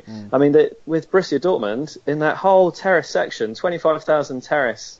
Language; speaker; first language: English; native; English